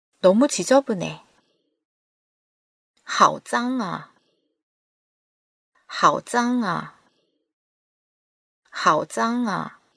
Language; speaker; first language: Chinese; non-native, fluent; Korean